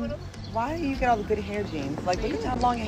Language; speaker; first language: English; native; English